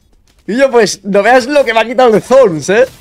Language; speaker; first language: Spanish; native; Spanish